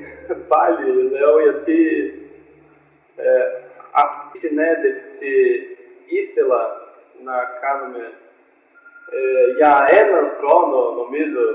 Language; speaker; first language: Greek; non-native, fluent; Portuguese